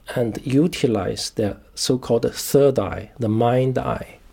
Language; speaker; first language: English; non-native, fluent; Chinese